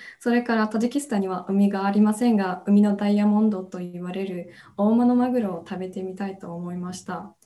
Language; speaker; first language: Japanese; non-native, fluent; Tajik